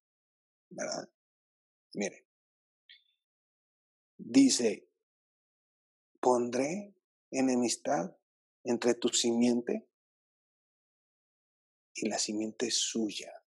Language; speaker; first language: Spanish; native; Spanish